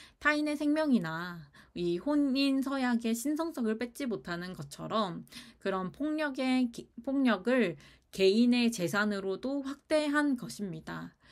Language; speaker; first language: Korean; native; Korean